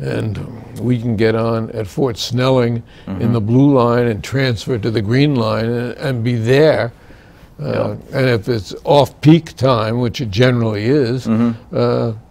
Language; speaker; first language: English; native; English